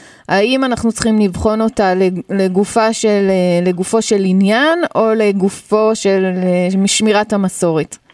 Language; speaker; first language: Hebrew; native; Hebrew